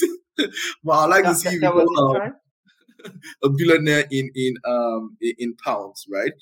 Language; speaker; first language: English; non-native, local second language; Yoruba